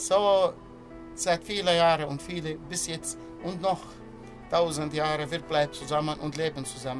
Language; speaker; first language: German; non-native, learner; Arabic